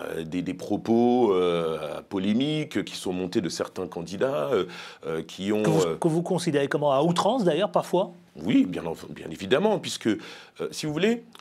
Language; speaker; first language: French; native; French